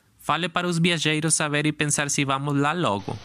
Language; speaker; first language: Portuguese; non-native, learner; Spanish